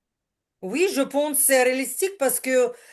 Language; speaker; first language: French; non-native, learner; Ukrainian